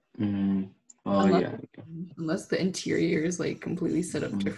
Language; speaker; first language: English; native; English